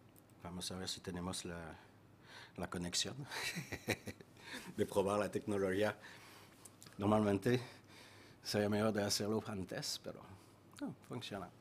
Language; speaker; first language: Spanish; non-native, fluent; French